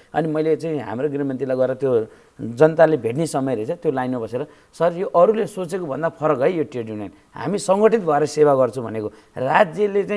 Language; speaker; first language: Nepali; native; Nepali